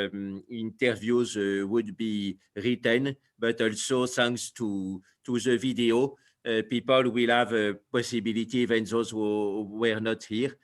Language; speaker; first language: English; non-native, fluent; French